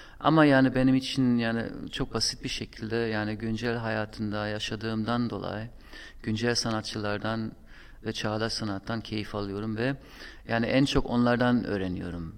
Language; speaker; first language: Turkish; non-native, fluent; German